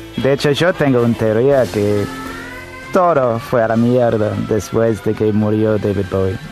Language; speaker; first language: Spanish; non-native, fluent; English